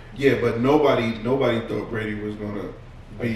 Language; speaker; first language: English; native; English